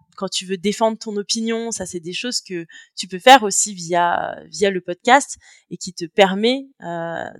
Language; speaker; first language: French; native; French